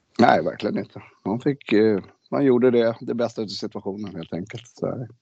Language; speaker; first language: Swedish; native; Swedish